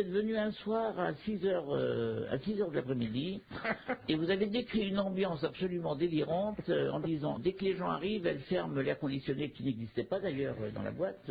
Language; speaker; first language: French; native; French